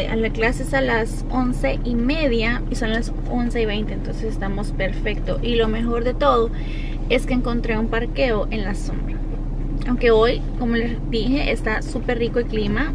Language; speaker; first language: Spanish; native; Spanish